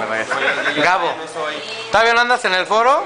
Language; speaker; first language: Spanish; native; Spanish